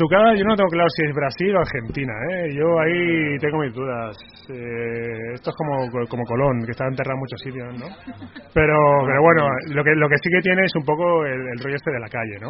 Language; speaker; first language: Spanish; native; Spanish